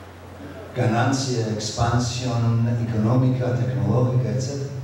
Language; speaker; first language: Spanish; non-native, fluent; English